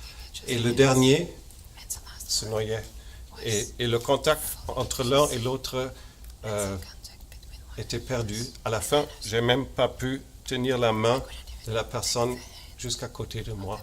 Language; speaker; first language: French; non-native, fluent; German